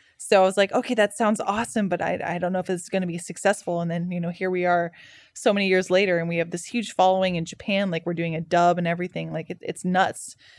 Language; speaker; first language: English; native; English